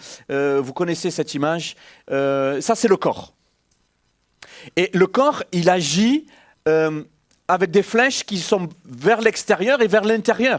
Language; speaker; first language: French; native; French